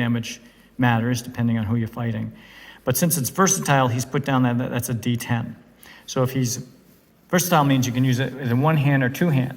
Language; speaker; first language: English; native; English